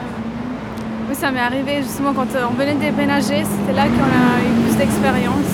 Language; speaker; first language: French; early bilingual, other home language; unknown